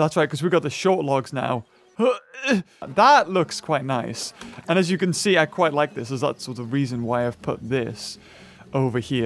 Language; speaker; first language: English; native; English